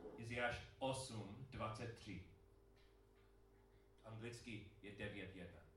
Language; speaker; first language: Czech; non-native, learner; English